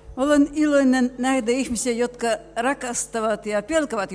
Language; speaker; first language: Finnish; non-native, fluent; Russian